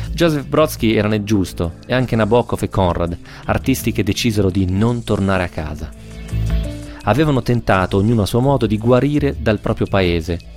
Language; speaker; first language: Italian; native; Italian